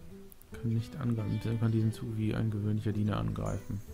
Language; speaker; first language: German; native; German